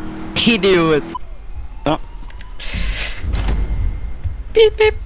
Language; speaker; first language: Swedish; native; Swedish